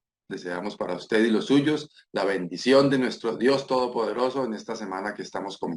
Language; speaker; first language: Spanish; native; Spanish